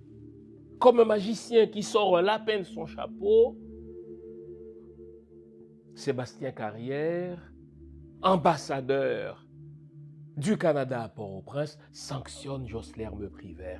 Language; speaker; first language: French; non-native, local second language; Haitian Creole